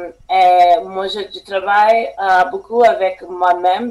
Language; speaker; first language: French; non-native, learner; English